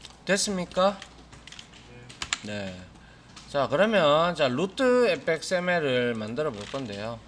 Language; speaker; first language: Korean; native; Korean